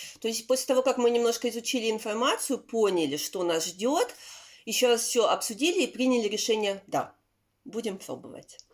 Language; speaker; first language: Russian; native; Russian